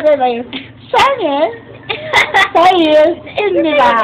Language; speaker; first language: Korean; non-native, learner; Filipino